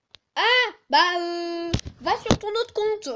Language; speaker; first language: French; native; French